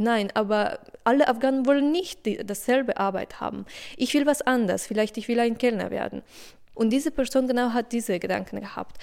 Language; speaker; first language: German; non-native, learner; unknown